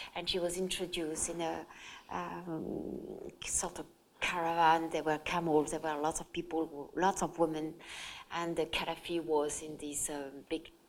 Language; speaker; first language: English; non-native, fluent; French